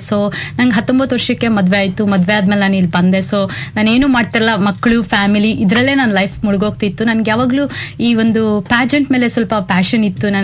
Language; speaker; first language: Kannada; native; Kannada